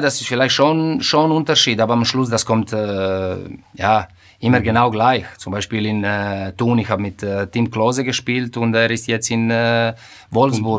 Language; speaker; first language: German; non-native, fluent; Croatian